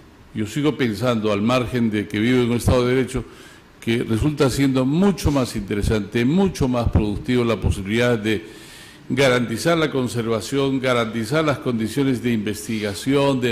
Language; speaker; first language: Spanish; native; Spanish